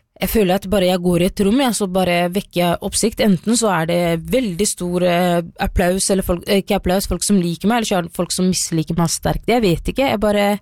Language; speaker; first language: Norwegian; early bilingual, other home language; Somali